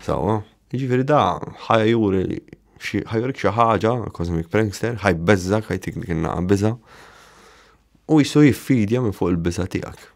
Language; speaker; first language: Maltese; native; Maltese